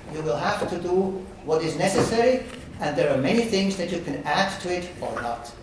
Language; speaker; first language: English; non-native, fluent; German